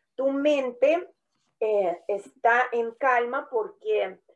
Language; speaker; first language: Spanish; non-native, fluent; Russian